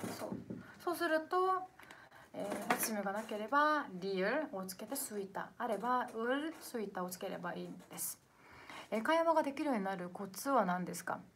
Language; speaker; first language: Japanese; non-native, fluent; Korean